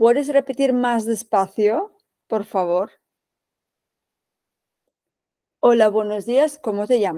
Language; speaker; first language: Spanish; non-native, fluent; Czech